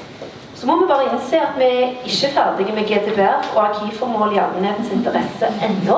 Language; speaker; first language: Norwegian; native; Norwegian